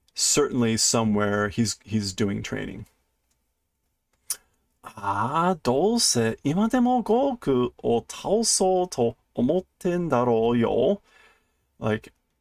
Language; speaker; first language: English; native; English